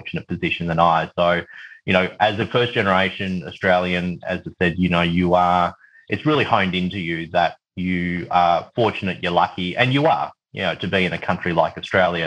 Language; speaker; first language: English; native; English